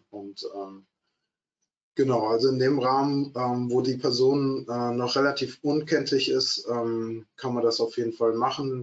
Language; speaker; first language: German; native; German